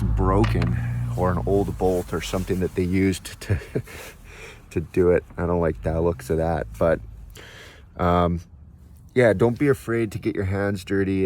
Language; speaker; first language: English; native; English